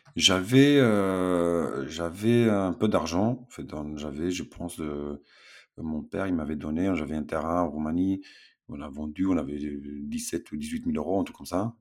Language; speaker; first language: French; non-native, fluent; Romanian